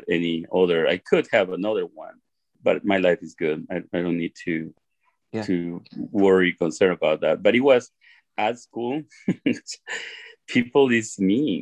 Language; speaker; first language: English; non-native, fluent; Spanish